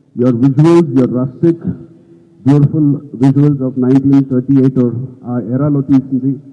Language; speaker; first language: Telugu; native; Telugu